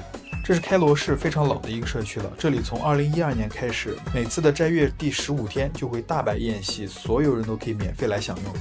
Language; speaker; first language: Chinese; native; Chinese